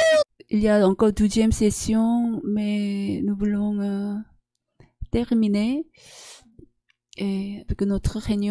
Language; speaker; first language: French; non-native, learner; Korean